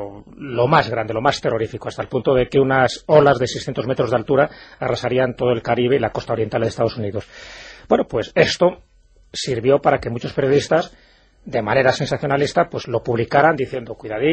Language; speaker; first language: Spanish; native; Spanish